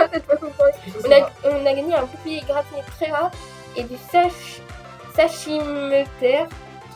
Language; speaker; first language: French; native; French